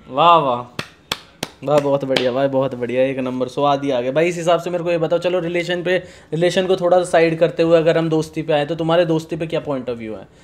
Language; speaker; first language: Hindi; native; Hindi